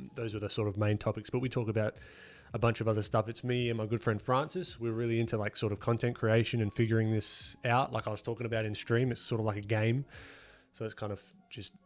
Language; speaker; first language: English; native; English